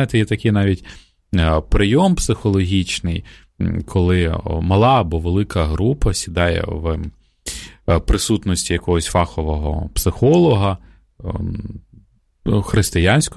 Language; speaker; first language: Ukrainian; native; Ukrainian